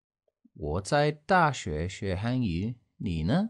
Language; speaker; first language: Chinese; non-native, learner; English